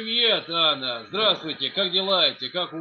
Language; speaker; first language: Russian; non-native, learner; Serbian